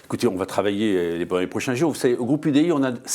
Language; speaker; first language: French; native; French